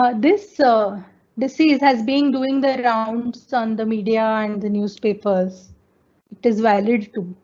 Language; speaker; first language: English; non-native, local second language; Marathi